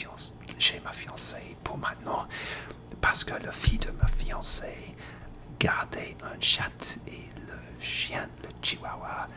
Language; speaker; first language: French; non-native, learner; English